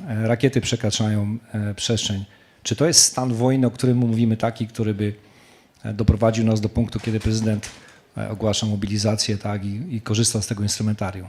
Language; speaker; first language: Polish; native; Polish